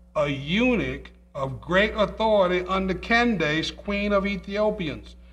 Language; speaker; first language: English; native; English